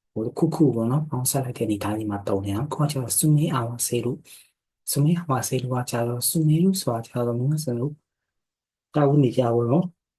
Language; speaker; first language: Burmese; native; Burmese